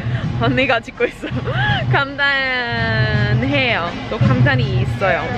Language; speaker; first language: Korean; non-native, learner; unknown